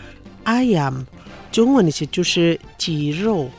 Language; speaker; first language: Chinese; non-native, fluent; Indonesian